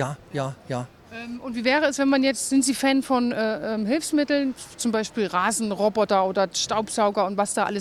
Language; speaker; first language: German; native; German